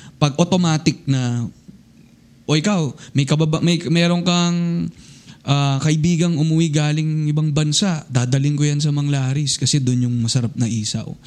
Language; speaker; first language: Filipino; native; Filipino